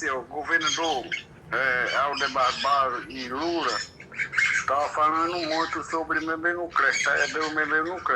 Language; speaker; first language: Portuguese; non-native, local second language; Kayapó